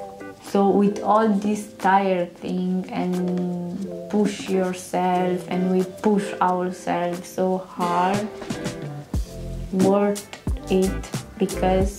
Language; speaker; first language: English; non-native, learner; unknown